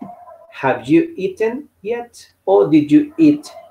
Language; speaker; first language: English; non-native, fluent; Spanish